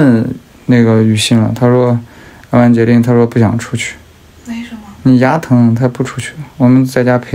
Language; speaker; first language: Chinese; native; Chinese